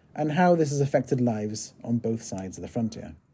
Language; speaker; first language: English; native; English